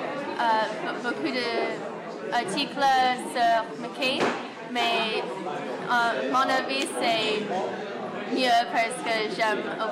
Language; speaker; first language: French; non-native, learner; English